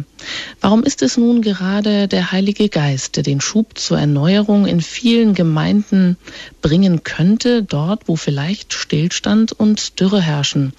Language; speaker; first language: German; native; German